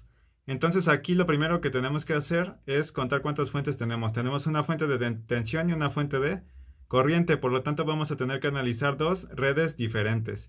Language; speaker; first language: Spanish; native; Spanish